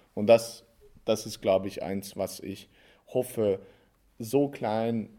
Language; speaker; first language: German; non-native, fluent; Hungarian